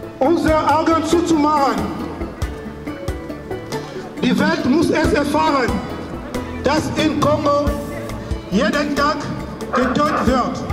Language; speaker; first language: German; non-native, fluent; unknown